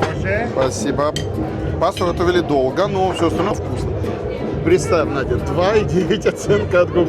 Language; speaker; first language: Russian; native; Russian